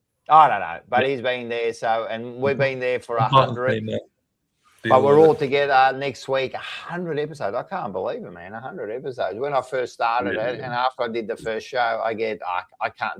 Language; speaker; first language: English; native; English